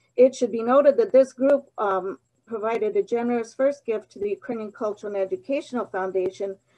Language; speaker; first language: English; early bilingual, other home language; Ukrainian